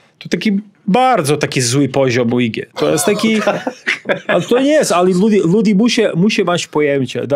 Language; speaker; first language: Polish; non-native, learner; Serbian